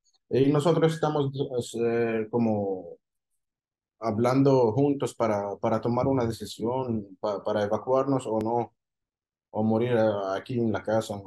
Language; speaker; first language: Spanish; non-native, fluent; Arabic